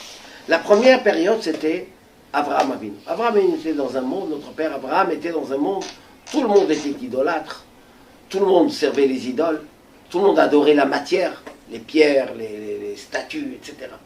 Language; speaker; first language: French; native; French